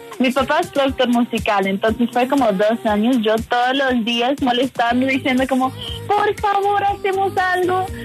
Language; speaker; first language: Spanish; non-native, fluent; English